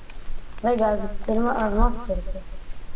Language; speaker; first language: Hebrew; native; Hebrew